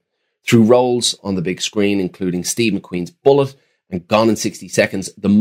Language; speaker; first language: English; native; English